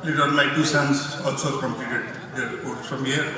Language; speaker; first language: English; non-native, local second language; Bangla